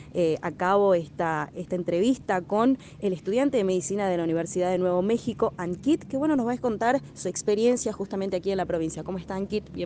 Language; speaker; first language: Spanish; native; Spanish